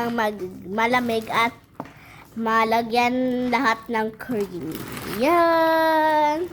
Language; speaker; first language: Filipino; non-native, local second language; Cebuano